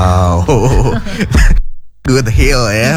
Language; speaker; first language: English; non-native, fluent; Indonesian